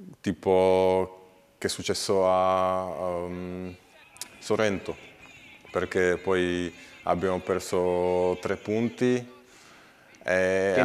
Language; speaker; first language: Italian; non-native, learner; Slovak